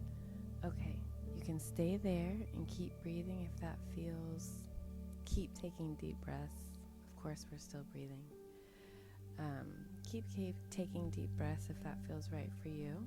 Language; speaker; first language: English; native; English